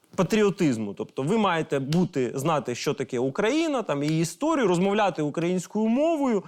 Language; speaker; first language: Ukrainian; non-native, local second language; Russian